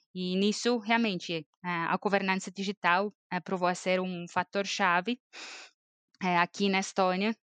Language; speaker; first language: Portuguese; non-native, fluent; Estonian